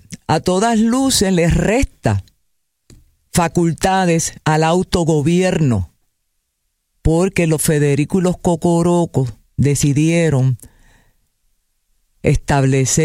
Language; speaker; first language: Spanish; native; Spanish